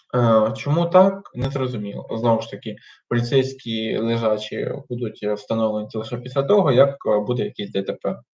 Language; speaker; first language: Ukrainian; non-native, local second language; Russian